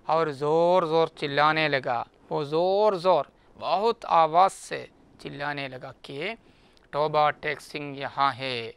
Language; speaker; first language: Hindi; non-native, local second language; Malayalam